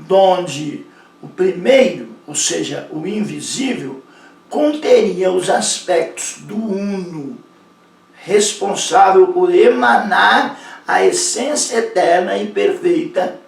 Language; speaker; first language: Portuguese; native; Portuguese